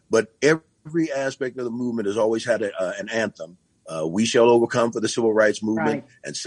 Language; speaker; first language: English; native; English